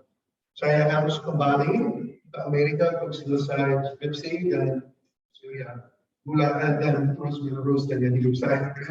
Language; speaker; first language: Indonesian; non-native, fluent; English